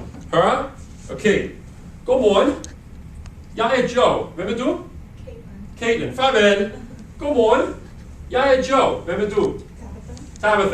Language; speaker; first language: Danish; non-native, learner; English